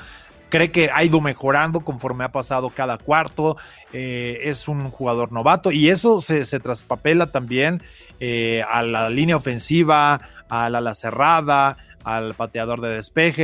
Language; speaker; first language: Spanish; native; Spanish